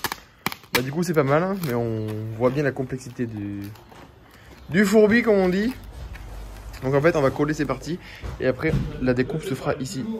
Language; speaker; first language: French; native; French